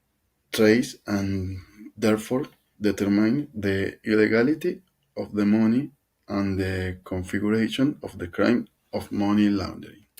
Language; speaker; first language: English; non-native, learner; Spanish